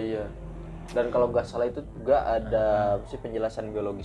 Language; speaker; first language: Indonesian; native; Indonesian